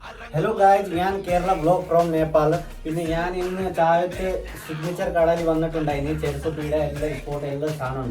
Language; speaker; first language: Malayalam; non-native, fluent; Nepali